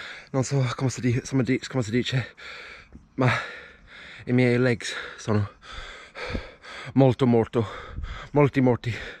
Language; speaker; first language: Italian; non-native, learner; English